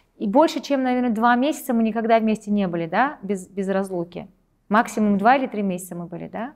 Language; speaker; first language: Russian; native; Russian